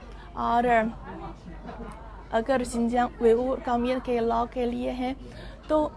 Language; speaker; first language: Hindi; non-native, fluent; Chinese